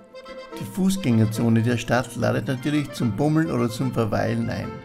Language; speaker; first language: German; native; German